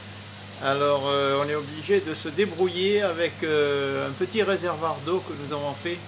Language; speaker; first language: French; native; French